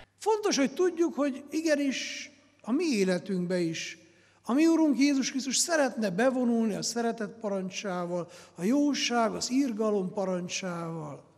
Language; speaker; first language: Hungarian; native; Hungarian